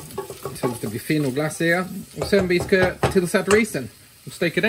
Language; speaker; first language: Swedish; non-native, fluent; English